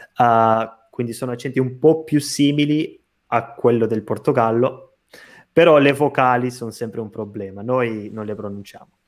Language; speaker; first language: Italian; non-native, fluent; Portuguese